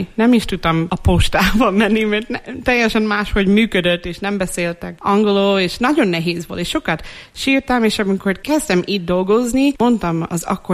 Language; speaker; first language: Hungarian; non-native, fluent; English